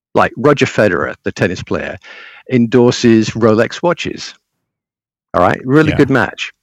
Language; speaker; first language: English; native; English